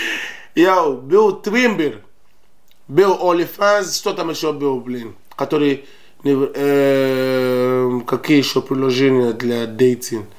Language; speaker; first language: Russian; non-native, learner; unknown